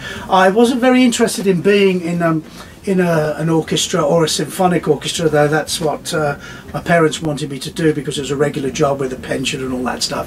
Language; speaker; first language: English; native; English